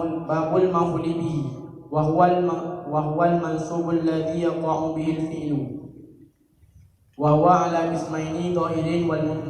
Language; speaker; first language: Arabic; non-native, learner; Achinese